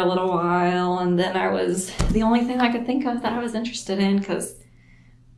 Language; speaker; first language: English; native; English